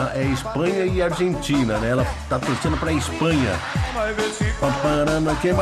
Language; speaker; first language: Portuguese; native; Portuguese